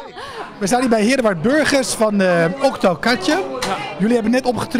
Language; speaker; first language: Dutch; native; Dutch